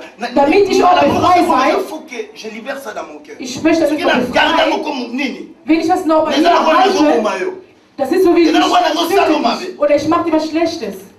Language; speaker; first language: German; non-native, learner; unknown